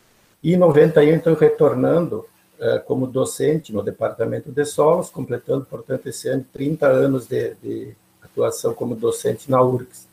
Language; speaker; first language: Portuguese; native; Portuguese